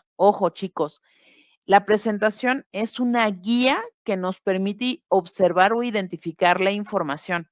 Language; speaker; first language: Spanish; native; Spanish